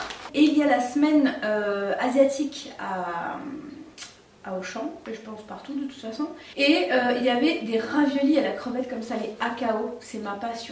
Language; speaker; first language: French; native; French